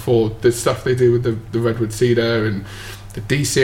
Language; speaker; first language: English; native; English